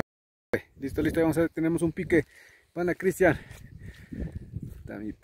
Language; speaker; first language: Spanish; native; Spanish